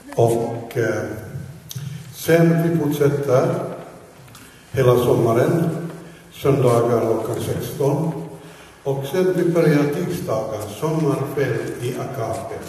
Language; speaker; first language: Swedish; non-native, fluent; Finnish